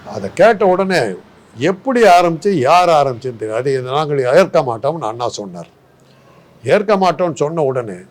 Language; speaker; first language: Tamil; non-native, local second language; Telugu